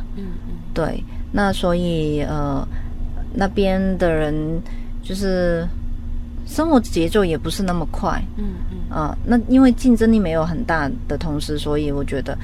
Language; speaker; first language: Chinese; non-native, local second language; Cantonese